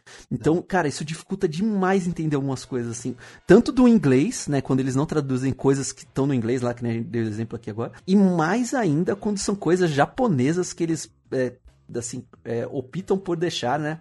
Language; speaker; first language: Portuguese; native; Portuguese